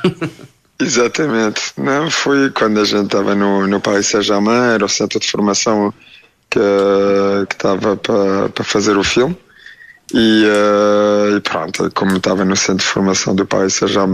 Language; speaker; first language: Portuguese; early bilingual, heritage; French